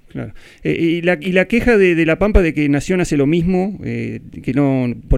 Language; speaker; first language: Spanish; native; Spanish